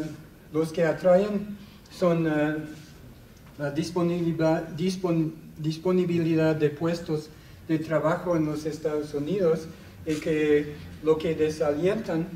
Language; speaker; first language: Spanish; non-native, fluent; English